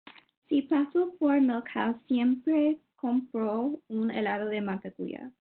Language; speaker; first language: Spanish; non-native, learner; English